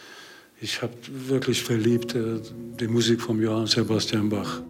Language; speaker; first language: German; non-native, learner; Hungarian